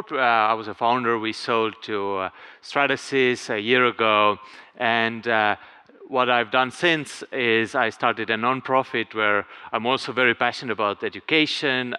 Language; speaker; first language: English; non-native, fluent; Estonian